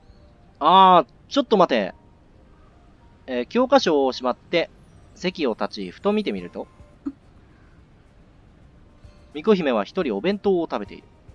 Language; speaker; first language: Japanese; native; Japanese